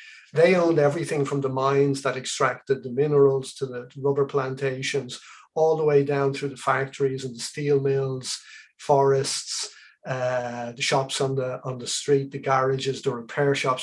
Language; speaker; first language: English; native; English